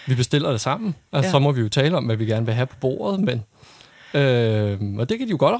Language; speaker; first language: Danish; native; Danish